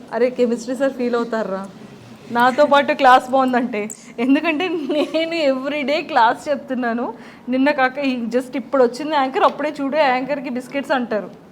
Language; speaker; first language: Telugu; native; Telugu